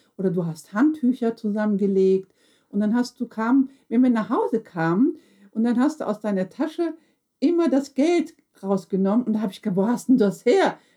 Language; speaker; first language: German; early bilingual, other home language; Turkish